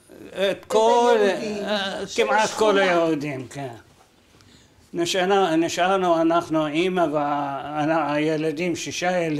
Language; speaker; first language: Hebrew; non-native, fluent; Arabic